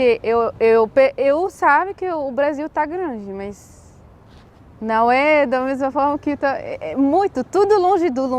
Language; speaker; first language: Portuguese; non-native, fluent; Arabic